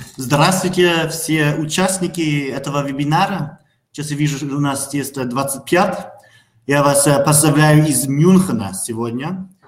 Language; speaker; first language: Russian; non-native, learner; German